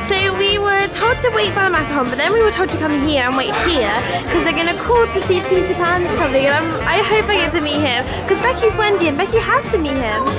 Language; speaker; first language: English; native; English